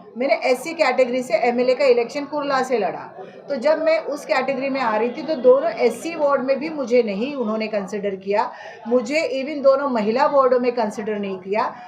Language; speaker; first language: Hindi; non-native, local second language; Marathi